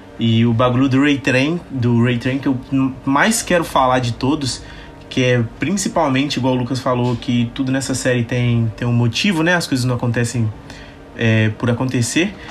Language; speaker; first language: Portuguese; native; Portuguese